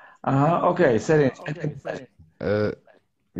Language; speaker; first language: English; non-native, learner; Polish